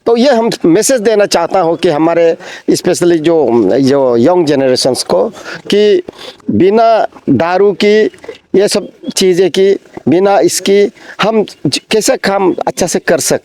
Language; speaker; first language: Hindi; non-native, local second language; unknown